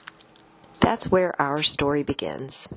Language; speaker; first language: English; native; English